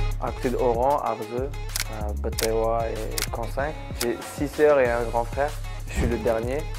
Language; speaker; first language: French; early bilingual, other home language; Arabic